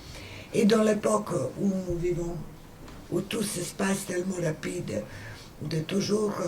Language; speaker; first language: French; non-native, fluent; Serbian